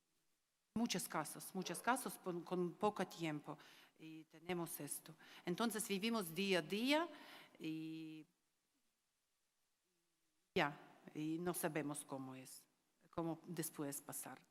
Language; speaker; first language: Spanish; non-native, learner; Ukrainian